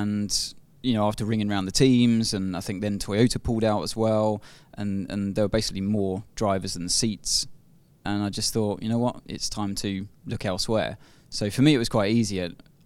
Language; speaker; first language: English; native; English